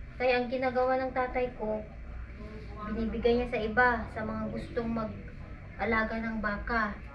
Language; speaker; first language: Filipino; non-native, local second language; Iloko